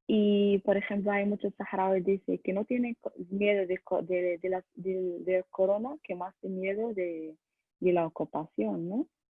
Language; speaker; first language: Spanish; non-native, learner; Arabic